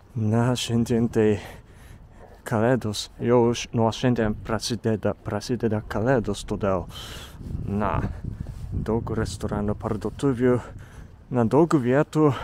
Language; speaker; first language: Lithuanian; non-native, learner; Japanese